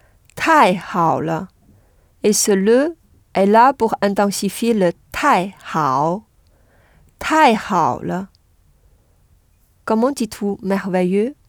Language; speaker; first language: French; non-native, fluent; Chinese